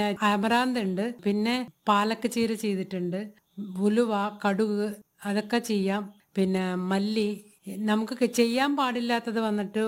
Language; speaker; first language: Malayalam; non-native, local second language; Tamil